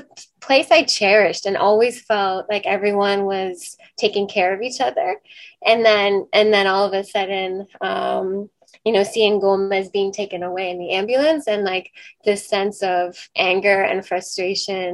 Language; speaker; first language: English; native; English